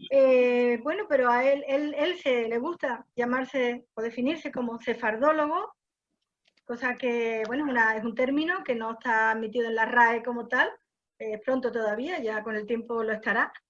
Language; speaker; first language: Spanish; native; Spanish